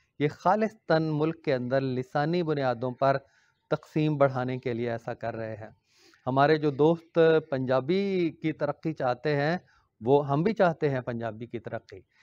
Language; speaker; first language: Urdu; non-native, local second language; Punjabi